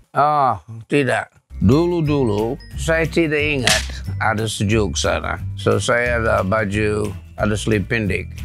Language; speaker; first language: Malay; non-native, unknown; English